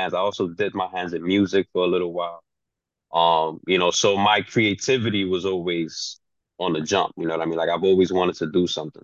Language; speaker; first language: English; early bilingual, other home language; Spanish